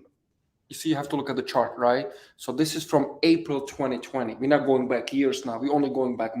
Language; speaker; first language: English; native; English